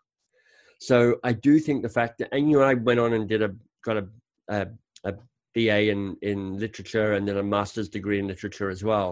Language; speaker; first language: English; native; English